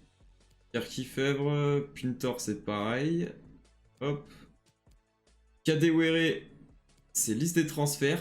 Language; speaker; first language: French; native; French